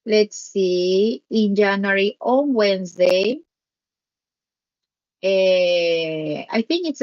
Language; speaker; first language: English; non-native, learner; Spanish